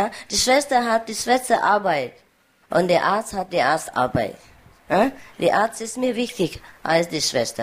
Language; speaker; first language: German; non-native, learner; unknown